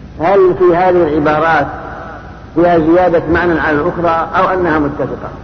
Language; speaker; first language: Arabic; native; Arabic